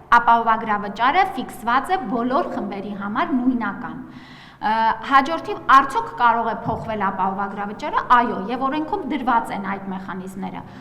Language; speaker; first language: Armenian; native; Armenian